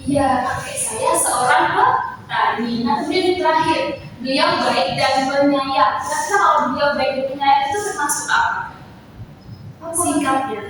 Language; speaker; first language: Indonesian; native; Indonesian